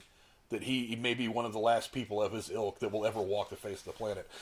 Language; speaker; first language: English; native; English